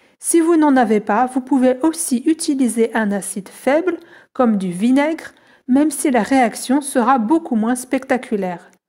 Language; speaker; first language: French; native; French